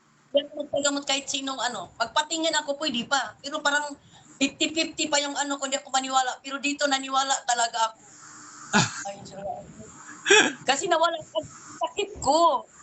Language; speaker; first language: Filipino; non-native, local second language; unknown